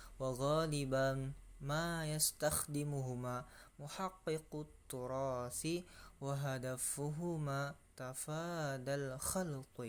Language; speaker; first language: Arabic; non-native, learner; Indonesian